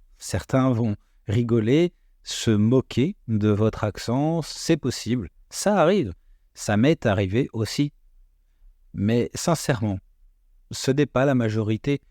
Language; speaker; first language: French; native; French